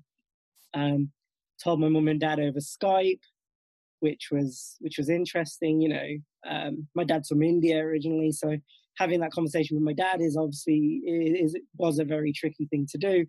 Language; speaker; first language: English; native; English